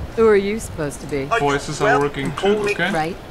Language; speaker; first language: English; non-native, fluent; German